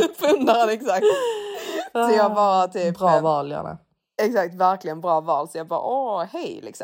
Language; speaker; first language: Swedish; native; Swedish